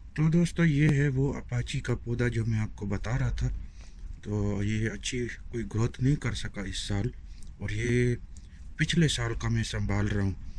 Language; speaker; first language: Urdu; native; Urdu